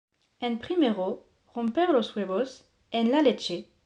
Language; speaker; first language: Spanish; non-native, learner; French